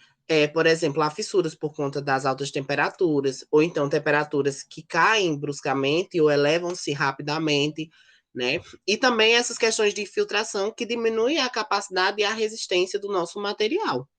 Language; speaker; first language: Portuguese; native; Portuguese